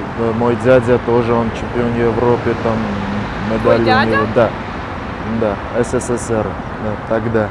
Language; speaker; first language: Russian; non-native, fluent; Armenian